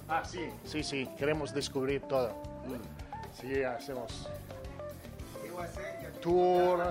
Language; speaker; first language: Portuguese; non-native, learner; Italian